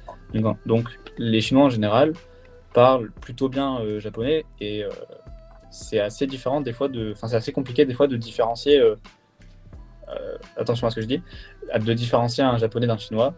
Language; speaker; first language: French; native; French